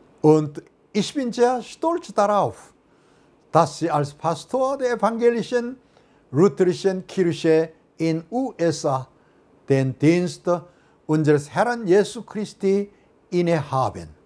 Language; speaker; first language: German; non-native, fluent; Korean